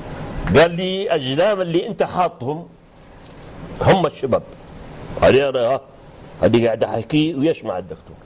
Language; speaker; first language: Arabic; native; Arabic